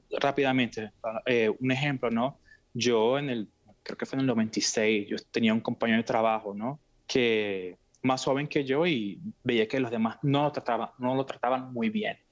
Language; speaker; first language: Spanish; native; Spanish